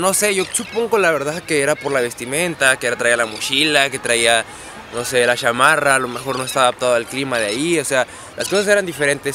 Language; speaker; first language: Spanish; native; Spanish